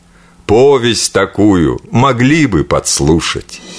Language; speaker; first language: Russian; native; Russian